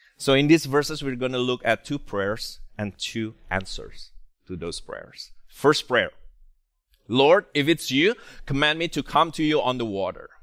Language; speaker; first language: English; non-native, fluent; Indonesian